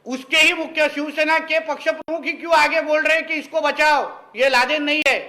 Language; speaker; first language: Hindi; non-native, local second language; Marathi